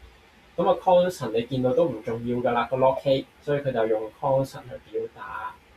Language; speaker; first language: Cantonese; native; Cantonese